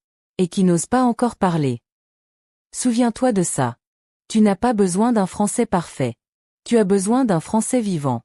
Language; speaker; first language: French; native; French